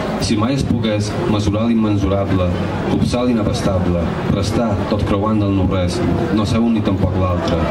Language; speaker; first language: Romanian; non-native, fluent; Catalan